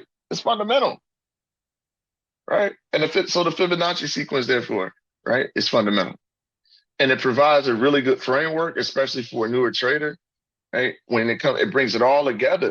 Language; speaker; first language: English; native; English